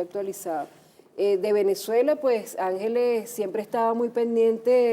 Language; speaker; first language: Spanish; native; Spanish